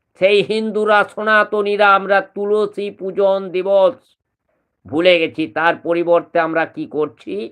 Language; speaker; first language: Bangla; native; Bangla